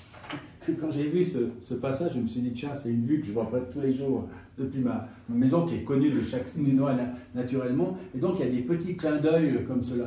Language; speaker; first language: French; native; French